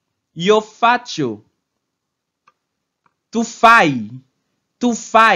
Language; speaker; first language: Italian; non-native, learner; Haitian Creole